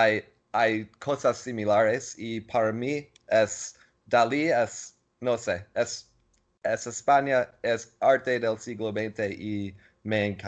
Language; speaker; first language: Spanish; non-native, learner; English